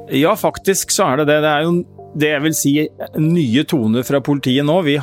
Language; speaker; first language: Norwegian; native; Norwegian